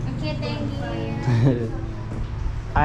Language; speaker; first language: English; non-native, learner; Thai